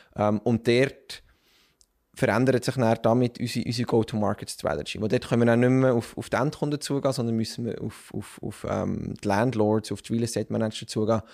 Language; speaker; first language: German; native; German